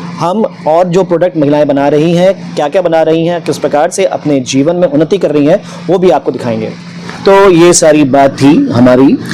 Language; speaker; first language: Hindi; native; Hindi